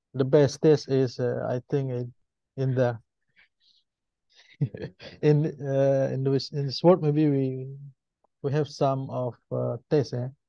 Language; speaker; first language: English; non-native, learner; Indonesian